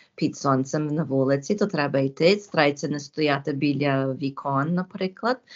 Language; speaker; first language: Ukrainian; early bilingual, heritage; Ukrainian